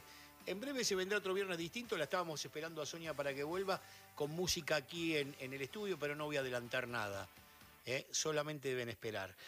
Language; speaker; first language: Spanish; native; Spanish